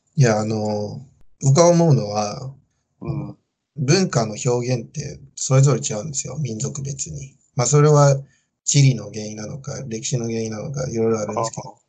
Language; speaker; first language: Japanese; non-native, fluent; Chinese